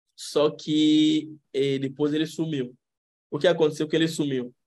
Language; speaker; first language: Portuguese; non-native, fluent; French